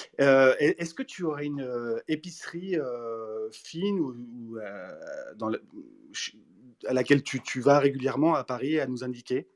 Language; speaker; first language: French; native; French